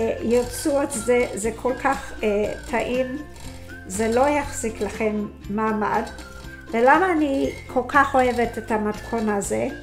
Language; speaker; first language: Hebrew; non-native, fluent; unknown